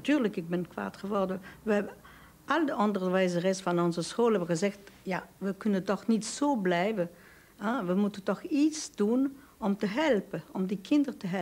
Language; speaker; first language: Dutch; non-native, local second language; French